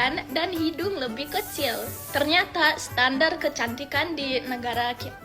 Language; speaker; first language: Indonesian; non-native, fluent; English